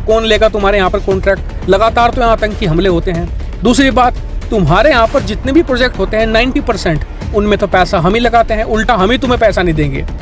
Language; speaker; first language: Hindi; native; Hindi